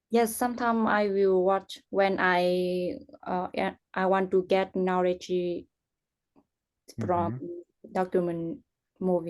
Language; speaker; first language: English; non-native, learner; Vietnamese